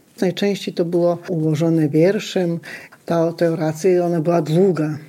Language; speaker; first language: Polish; non-native, local second language; Lithuanian